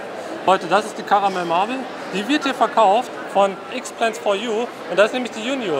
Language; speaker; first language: German; native; German